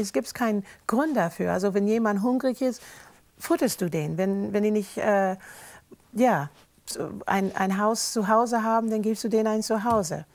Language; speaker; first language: German; non-native, fluent; English